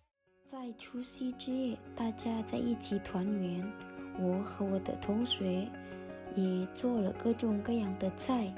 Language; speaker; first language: Chinese; non-native, learner; Indonesian